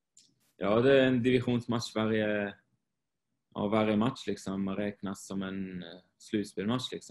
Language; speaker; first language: Swedish; non-native, fluent; Swiss German